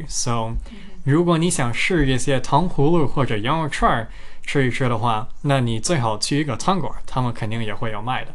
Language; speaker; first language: Chinese; early bilingual, other home language; English